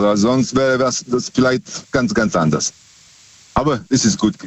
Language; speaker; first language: German; non-native, fluent; Serbian